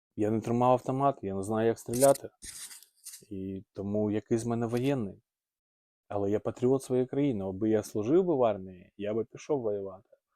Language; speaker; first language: Ukrainian; non-native, local second language; Russian